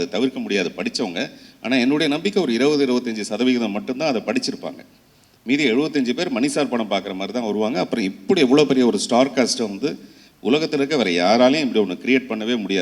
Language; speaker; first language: Tamil; native; Tamil